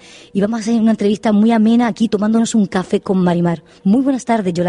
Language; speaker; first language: Spanish; native; Spanish